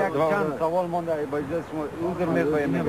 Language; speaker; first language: Persian; non-native, learner; Russian